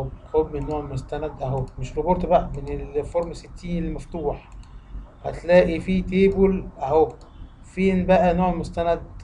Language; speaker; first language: Arabic; native; Arabic